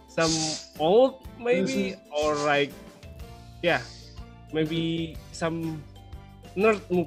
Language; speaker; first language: English; non-native, learner; Indonesian